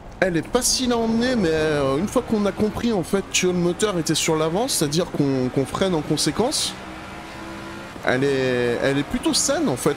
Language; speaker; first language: French; native; French